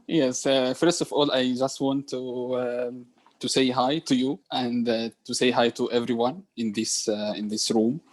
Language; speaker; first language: English; non-native, learner; Arabic